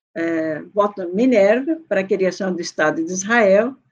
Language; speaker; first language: Portuguese; early bilingual, other home language; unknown